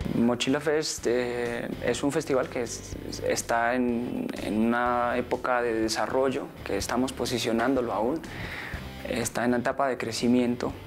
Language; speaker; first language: Spanish; native; Spanish